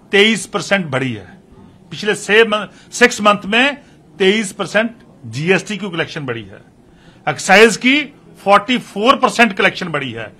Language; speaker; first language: Hindi; non-native, local second language; Punjabi